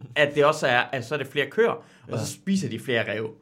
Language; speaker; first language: Danish; non-native, fluent; Persian